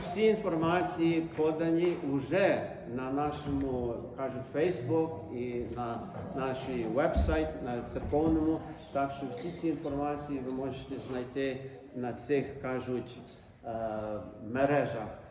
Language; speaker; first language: Ukrainian; early bilingual, heritage; Ukrainian